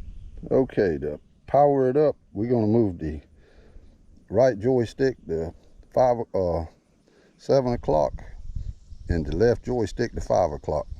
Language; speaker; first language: English; native; English